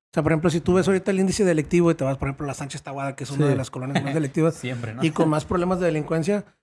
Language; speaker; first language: Spanish; native; Spanish